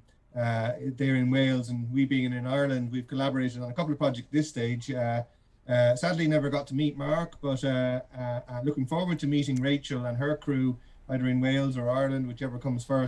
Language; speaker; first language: English; native; English